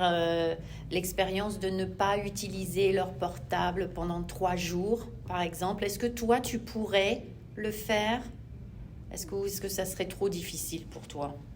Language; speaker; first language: French; non-native, fluent; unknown